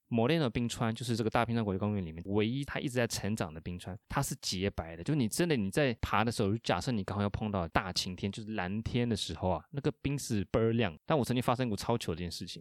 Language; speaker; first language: Chinese; early bilingual, heritage; Chinese